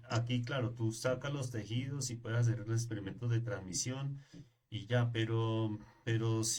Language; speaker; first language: Spanish; native; Spanish